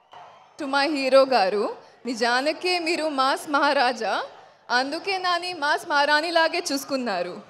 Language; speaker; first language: Telugu; non-native, learner; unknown